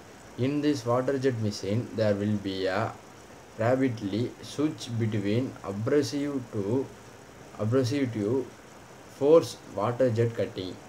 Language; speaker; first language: English; non-native, local second language; Tamil